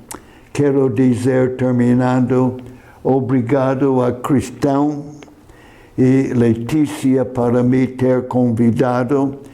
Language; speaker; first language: Portuguese; non-native, fluent; English